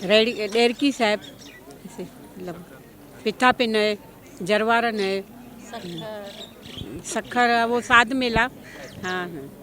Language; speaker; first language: Hindi; non-native, local second language; Sindhi